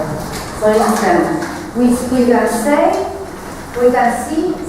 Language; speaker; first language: English; non-native, fluent; Spanish